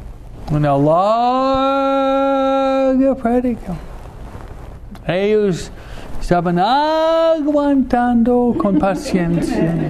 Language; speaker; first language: Spanish; non-native, fluent; English